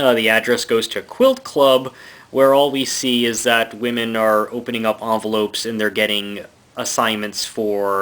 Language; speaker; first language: English; native; English